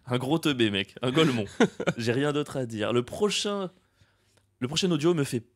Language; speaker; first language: French; native; French